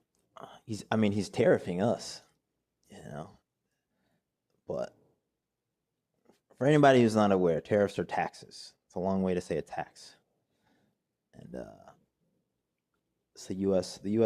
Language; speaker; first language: English; native; English